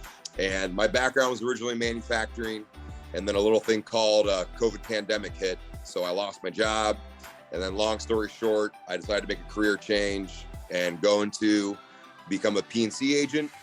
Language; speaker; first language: English; native; English